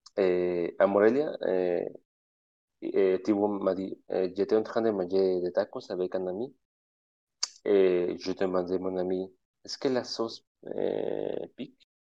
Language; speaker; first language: French; non-native, fluent; Spanish